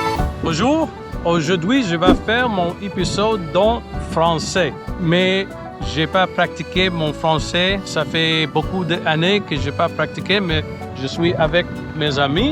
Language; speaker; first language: French; non-native, local second language; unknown